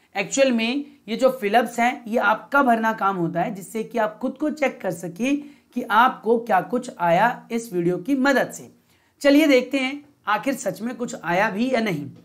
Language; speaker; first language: Hindi; native; Hindi